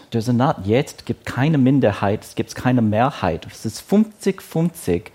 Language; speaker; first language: German; non-native, learner; Wu Chinese